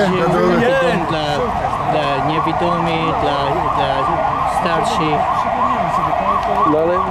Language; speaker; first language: Polish; non-native, learner; Hungarian